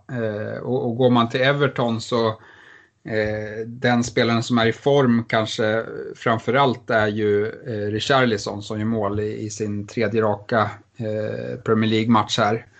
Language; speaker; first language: Swedish; native; Swedish